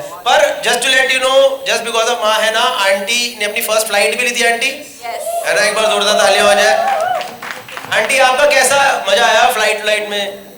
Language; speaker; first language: Hindi; native; Hindi